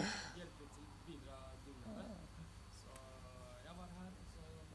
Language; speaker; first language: Norwegian; early bilingual, other home language; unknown